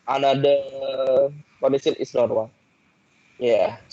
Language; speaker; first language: English; non-native, learner; Indonesian